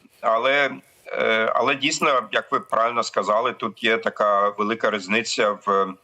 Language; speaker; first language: Ukrainian; non-native, fluent; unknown